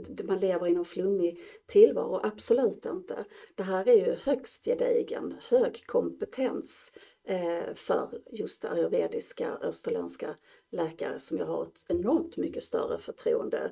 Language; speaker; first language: Swedish; native; Swedish